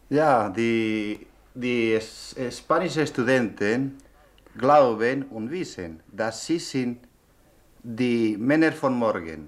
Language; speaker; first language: German; non-native, learner; Spanish